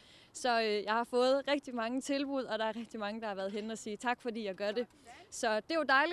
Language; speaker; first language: Danish; native; Danish